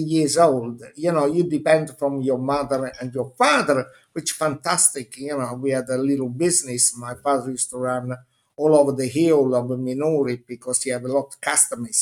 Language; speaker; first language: English; non-native, fluent; Italian